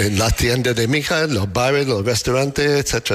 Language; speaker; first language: Spanish; non-native, learner; English